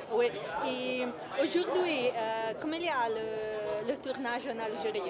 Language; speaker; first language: French; non-native, learner; Italian